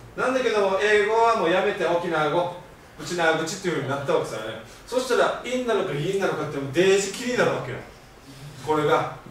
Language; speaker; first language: Japanese; native; Japanese